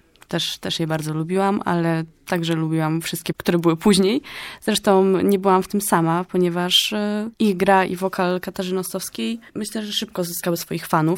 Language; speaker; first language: Polish; native; Polish